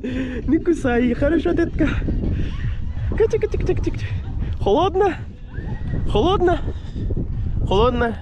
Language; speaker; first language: Russian; non-native, learner; Urdu